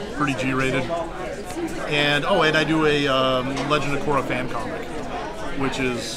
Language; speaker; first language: English; native; English